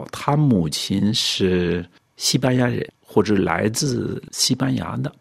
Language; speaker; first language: Chinese; non-native, fluent; French